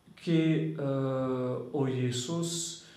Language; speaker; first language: Greek; non-native, fluent; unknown